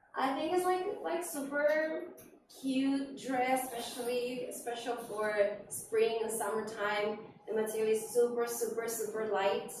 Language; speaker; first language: English; non-native, fluent; Spanish